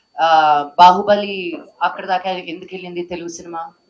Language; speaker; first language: Telugu; native; Telugu